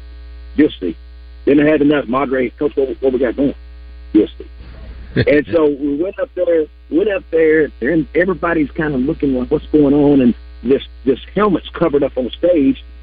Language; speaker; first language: English; native; English